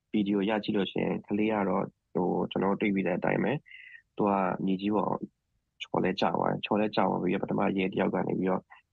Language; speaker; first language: Burmese; non-native, local second language; S'gaw Karen